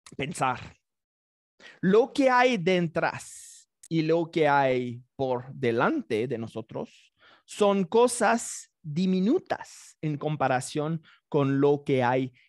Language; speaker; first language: Spanish; non-native, fluent; English